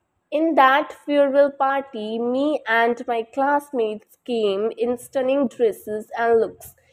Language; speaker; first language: English; non-native, local second language; Punjabi